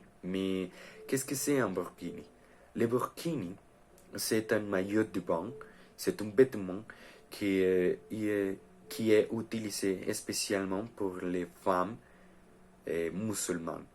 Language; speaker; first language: French; non-native, learner; Spanish